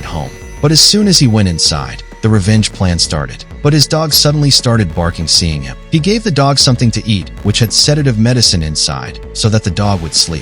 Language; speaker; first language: English; non-native, local second language; Hindi